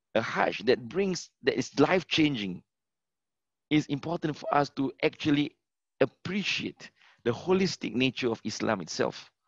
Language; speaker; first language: English; non-native, local second language; Malay